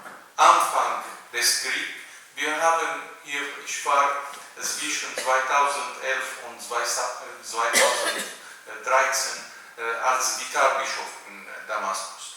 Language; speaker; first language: German; non-native, learner; Arabic